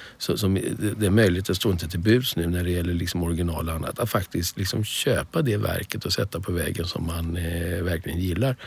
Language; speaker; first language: Swedish; native; Swedish